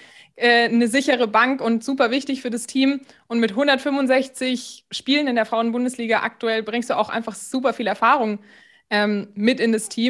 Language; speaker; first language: German; native; German